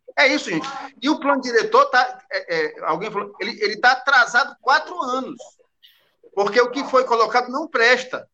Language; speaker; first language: Portuguese; native; Portuguese